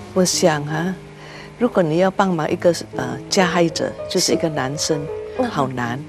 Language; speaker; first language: Chinese; early bilingual, heritage; Chinese